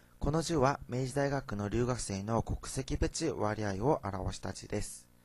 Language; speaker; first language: Japanese; non-native, fluent; Korean